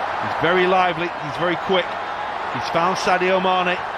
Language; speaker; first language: English; native; English